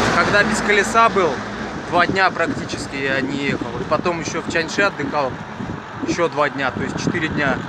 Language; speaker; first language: Russian; native; Russian